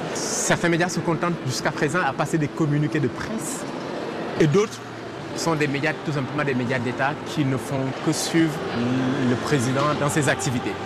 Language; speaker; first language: French; non-native, local second language; Wolof